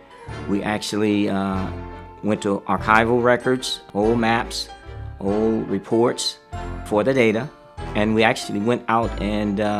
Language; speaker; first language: English; native; English